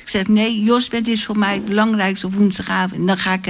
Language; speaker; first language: Dutch; native; Dutch